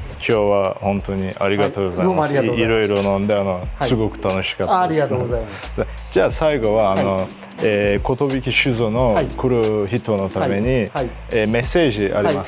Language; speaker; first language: Japanese; non-native, fluent; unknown